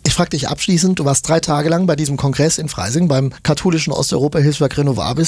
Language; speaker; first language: German; native; German